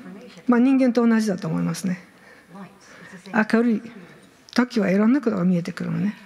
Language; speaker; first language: Japanese; non-native, fluent; Bulgarian